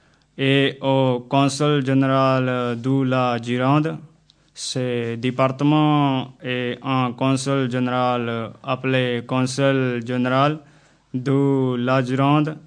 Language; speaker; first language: French; non-native, learner; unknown